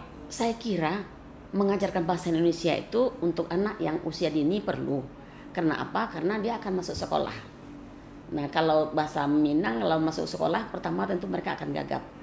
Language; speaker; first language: Indonesian; non-native, local second language; Minangkabau